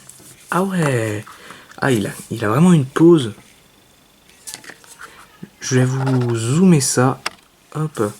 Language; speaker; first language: French; native; French